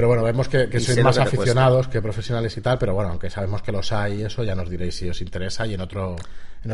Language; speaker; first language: Spanish; native; Spanish